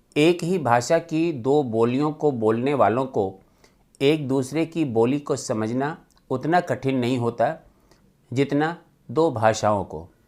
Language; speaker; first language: Hindi; native; Hindi